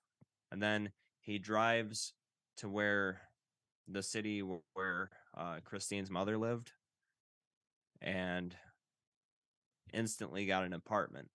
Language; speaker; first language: English; native; English